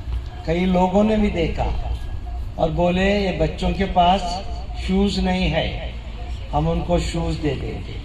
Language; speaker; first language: Hindi; non-native, local second language; Konkani